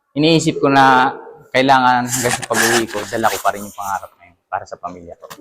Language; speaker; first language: Filipino; native; Filipino